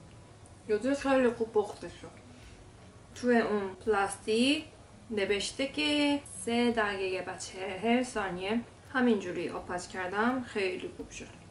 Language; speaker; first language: Persian; non-native, learner; Korean